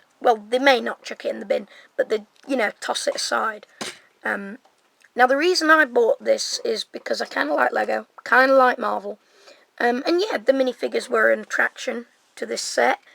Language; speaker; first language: English; native; English